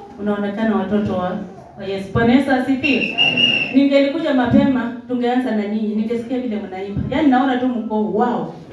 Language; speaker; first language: Swahili; native; Swahili